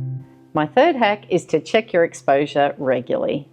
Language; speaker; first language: English; native; English